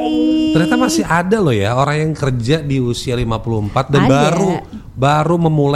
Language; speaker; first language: Indonesian; native; Indonesian